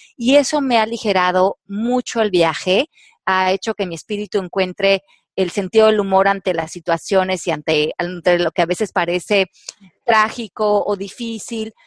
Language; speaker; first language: Spanish; native; Spanish